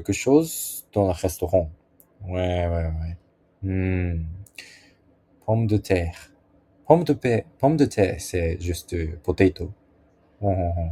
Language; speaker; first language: French; non-native, learner; Japanese